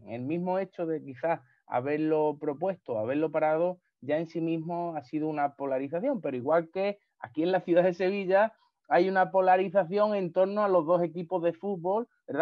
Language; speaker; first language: Spanish; native; Spanish